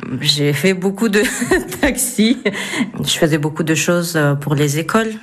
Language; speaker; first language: French; non-native, fluent; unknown